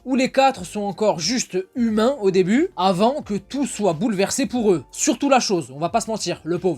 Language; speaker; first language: French; native; French